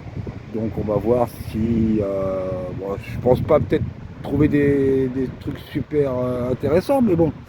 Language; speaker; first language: French; native; French